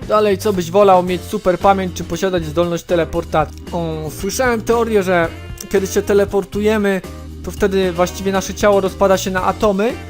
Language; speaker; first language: Polish; native; Polish